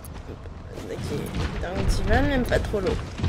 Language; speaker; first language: French; native; French